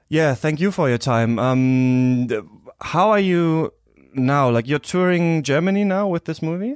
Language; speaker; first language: English; non-native, fluent; German